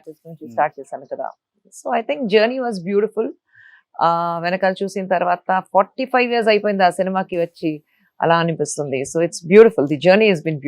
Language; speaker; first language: Telugu; non-native, fluent; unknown